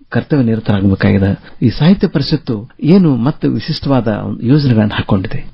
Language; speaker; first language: Kannada; native; Kannada